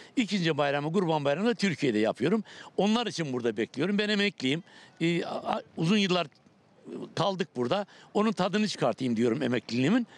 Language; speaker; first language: Turkish; native; Turkish